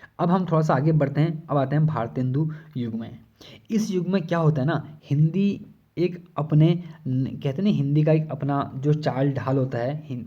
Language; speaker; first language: Hindi; native; Hindi